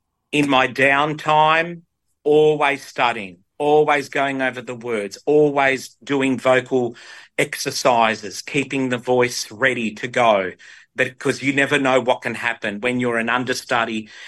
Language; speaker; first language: English; early bilingual, other home language; Italian